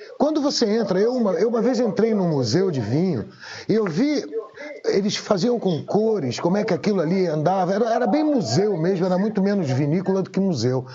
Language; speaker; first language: Portuguese; native; Portuguese